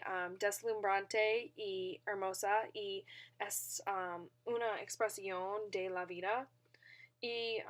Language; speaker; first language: Spanish; non-native, learner; English